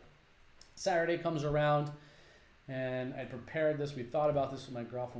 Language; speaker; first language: English; native; English